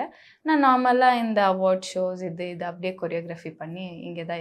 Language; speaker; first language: Tamil; non-native, local second language; Bangla